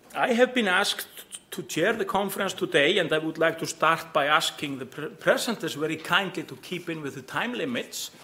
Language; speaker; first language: English; non-native, fluent; Icelandic